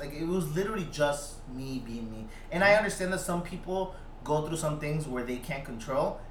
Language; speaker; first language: English; early bilingual, other home language; Spanish